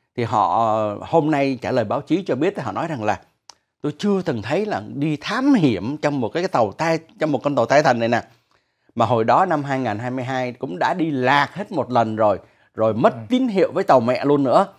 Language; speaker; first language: Vietnamese; native; Vietnamese